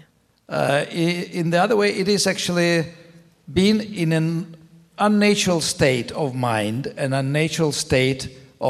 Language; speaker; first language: English; non-native, fluent; Ukrainian